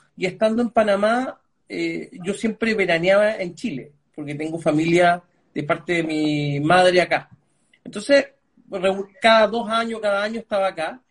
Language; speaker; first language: Spanish; early bilingual, other home language; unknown